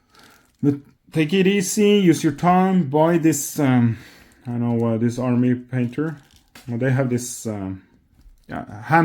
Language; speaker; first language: English; non-native, fluent; Norwegian